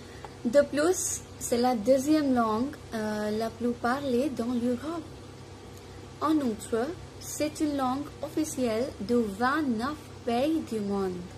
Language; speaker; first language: French; non-native, fluent; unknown